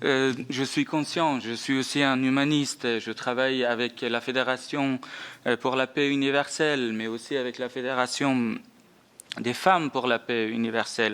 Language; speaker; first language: French; non-native, fluent; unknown